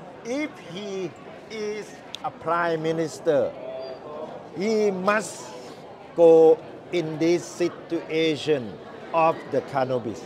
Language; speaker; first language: English; non-native, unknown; Thai